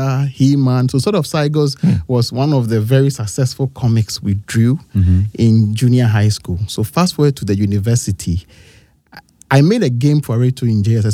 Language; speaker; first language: English; non-native, local second language; Akan